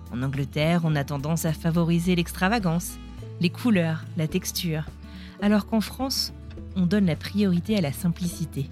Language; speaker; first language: French; native; French